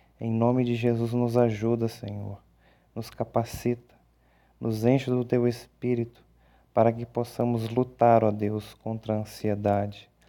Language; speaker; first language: Portuguese; native; Portuguese